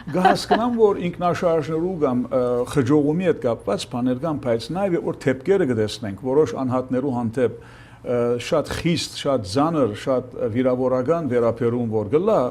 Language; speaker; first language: Armenian; early bilingual, heritage; Armenian